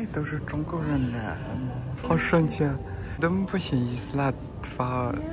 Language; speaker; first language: English; non-native, learner; Chinese